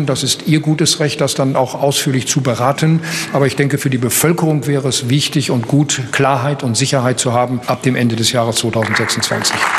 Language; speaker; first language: German; native; German